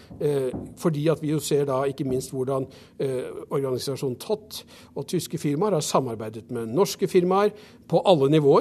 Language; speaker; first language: Norwegian; native; Norwegian